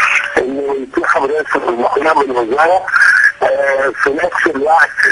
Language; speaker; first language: Arabic; native; Arabic